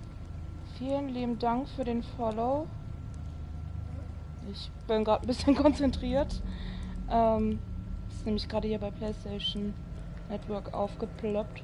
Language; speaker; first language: German; native; German